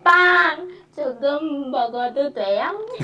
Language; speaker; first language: Korean; non-native, learner; Indonesian